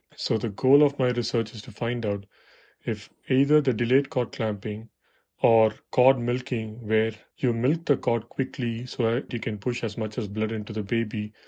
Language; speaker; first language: English; non-native, local second language; Tamil